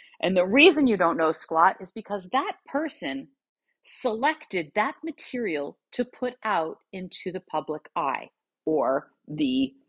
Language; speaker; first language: English; native; English